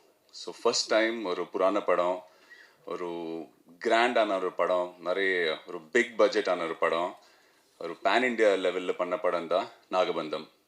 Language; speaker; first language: Tamil; non-native, fluent; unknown